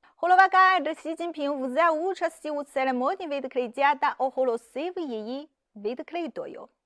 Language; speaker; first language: Ukrainian; non-native, fluent; Chinese